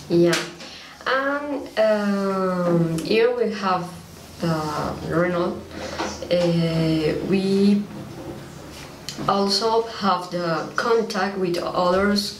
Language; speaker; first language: English; non-native, learner; Spanish